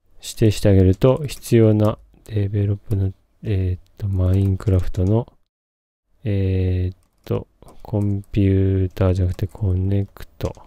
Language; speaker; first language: Japanese; native; Japanese